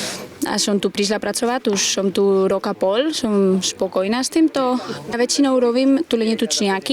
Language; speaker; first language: Slovak; non-native, learner; Spanish